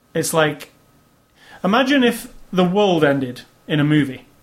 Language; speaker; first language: English; native; English